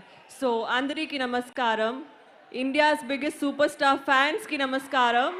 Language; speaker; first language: Telugu; non-native, learner; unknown